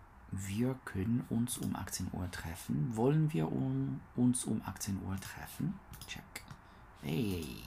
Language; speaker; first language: German; non-native, learner; English